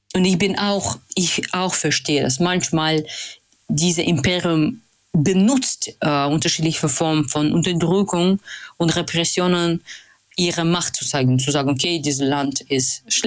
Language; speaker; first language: German; non-native, fluent; Russian